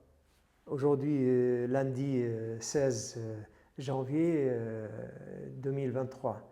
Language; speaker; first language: French; non-native, fluent; Arabic